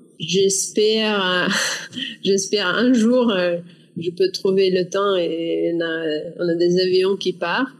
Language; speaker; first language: French; non-native, learner; Russian